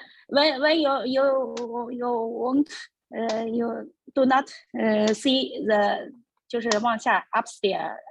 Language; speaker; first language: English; non-native, learner; Chinese